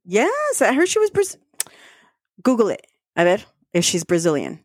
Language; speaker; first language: English; early bilingual, other home language; Spanish